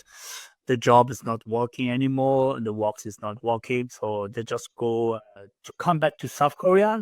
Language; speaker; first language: English; non-native, learner; French